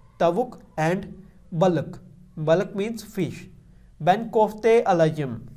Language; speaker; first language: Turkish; non-native, learner; Urdu